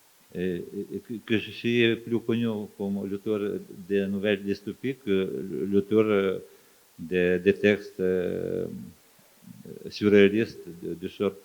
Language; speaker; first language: French; non-native, fluent; Ukrainian